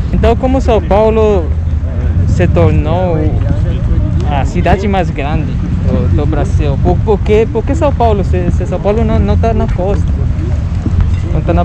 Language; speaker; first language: Portuguese; non-native, fluent; Spanish